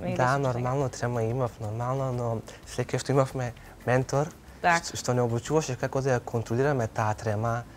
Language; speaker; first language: Macedonian; non-native, local second language; Turkish